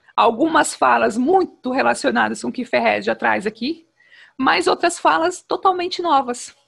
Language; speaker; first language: Portuguese; native; Portuguese